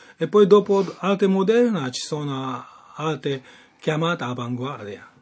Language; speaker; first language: Italian; non-native, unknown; Japanese